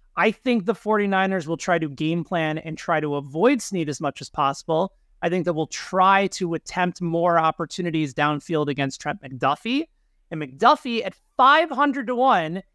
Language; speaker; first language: English; native; English